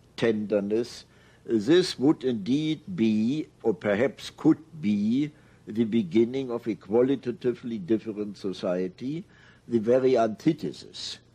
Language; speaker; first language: English; non-native, fluent; German